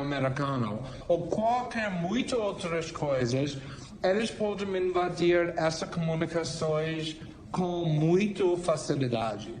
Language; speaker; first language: Portuguese; non-native, fluent; English